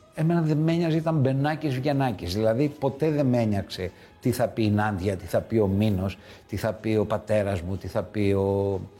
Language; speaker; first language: Greek; native; Greek